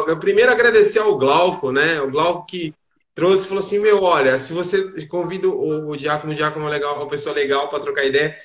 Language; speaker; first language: Portuguese; native; Portuguese